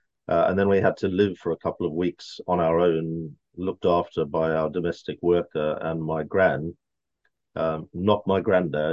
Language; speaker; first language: English; native; English